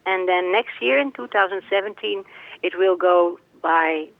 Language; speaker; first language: English; non-native, fluent; Dutch